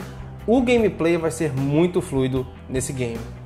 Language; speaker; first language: Portuguese; native; Portuguese